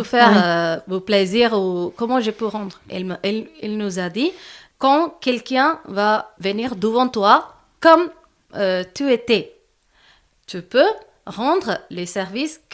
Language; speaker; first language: French; non-native, learner; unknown